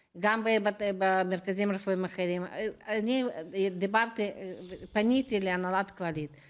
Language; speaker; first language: Hebrew; non-native, fluent; Russian